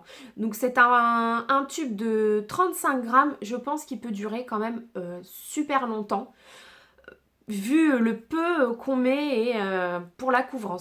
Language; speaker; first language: French; native; French